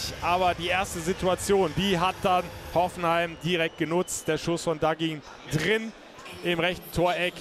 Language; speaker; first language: German; native; German